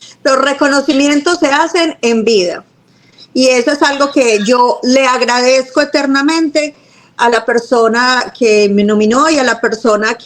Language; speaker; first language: Spanish; native; Spanish